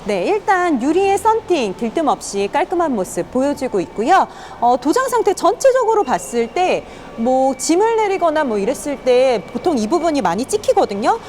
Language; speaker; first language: Korean; native; Korean